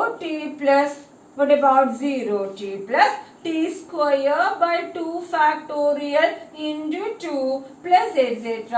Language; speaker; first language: English; non-native, local second language; Malayalam